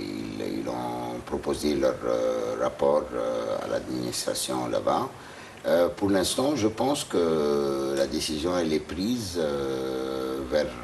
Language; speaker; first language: French; non-native, fluent; Arabic